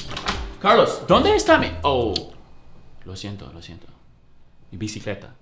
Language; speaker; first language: Spanish; non-native, learner; English